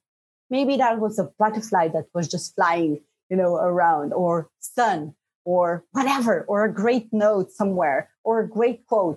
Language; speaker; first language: English; non-native, fluent; Bosnian